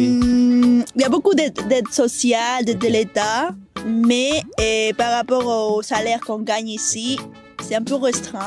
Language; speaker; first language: French; non-native, fluent; Spanish